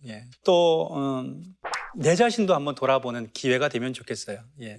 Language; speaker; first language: Korean; native; Korean